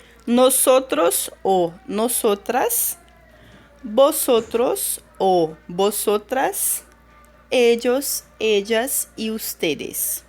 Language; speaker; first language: Spanish; non-native, fluent; Portuguese